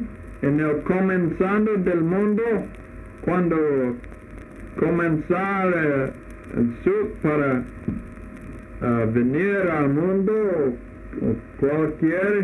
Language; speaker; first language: Spanish; non-native, learner; English